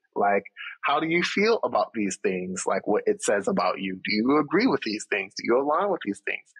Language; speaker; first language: English; native; English